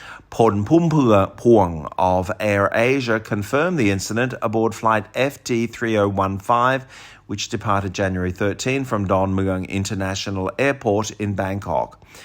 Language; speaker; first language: English; native; English